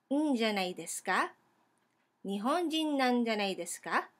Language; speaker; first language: Japanese; non-native, fluent; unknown